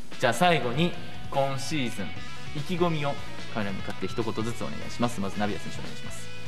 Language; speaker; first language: Japanese; native; Japanese